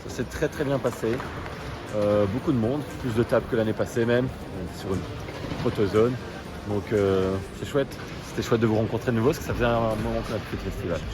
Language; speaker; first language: French; native; French